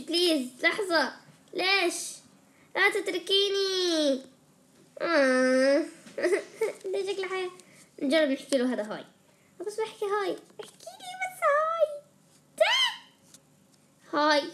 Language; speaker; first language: Arabic; native; Arabic